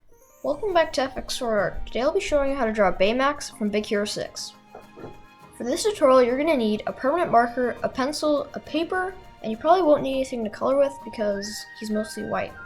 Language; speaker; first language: English; native; English